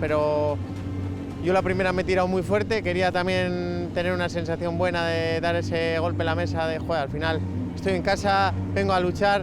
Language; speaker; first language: Spanish; native; Spanish